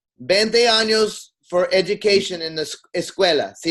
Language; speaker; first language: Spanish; non-native, learner; English